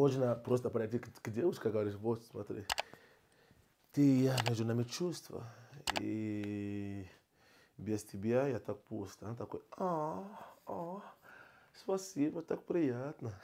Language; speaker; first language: Russian; non-native, learner; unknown